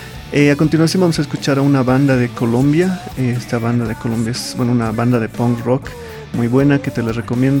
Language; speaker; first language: Spanish; native; Spanish